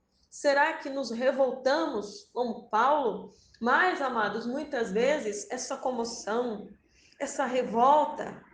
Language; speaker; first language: Portuguese; native; Portuguese